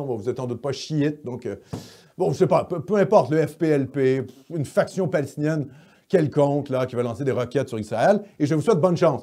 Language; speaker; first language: French; native; French